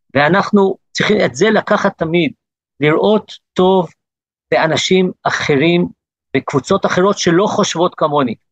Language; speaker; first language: Hebrew; early bilingual, other home language; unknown